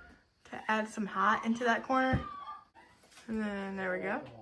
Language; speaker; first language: English; native; English